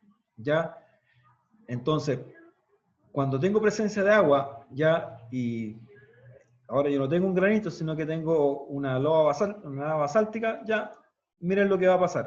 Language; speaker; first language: Spanish; native; Spanish